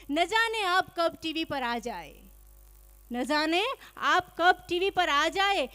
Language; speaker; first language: Hindi; non-native, local second language; Gujarati